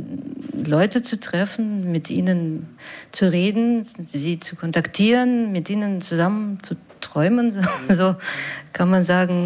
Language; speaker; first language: German; non-native, fluent; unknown